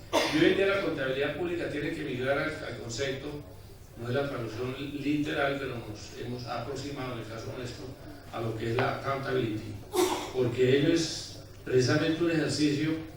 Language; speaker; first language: Spanish; native; Spanish